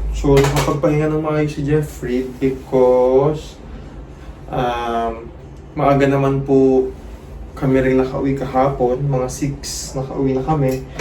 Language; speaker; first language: Filipino; native; Filipino